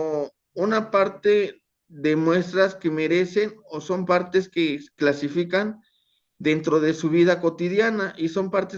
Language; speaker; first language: Spanish; native; Spanish